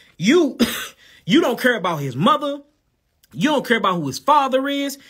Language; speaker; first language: English; native; English